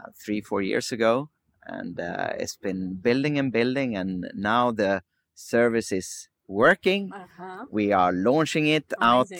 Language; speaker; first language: English; early bilingual, other home language; Swedish